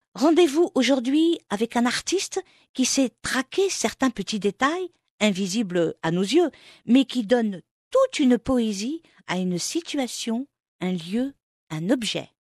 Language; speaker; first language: French; non-native, local second language; Arabic